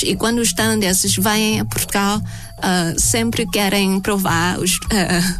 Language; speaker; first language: Portuguese; non-native, fluent; Thai